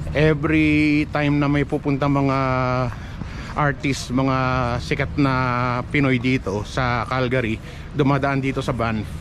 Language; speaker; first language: Filipino; native; Filipino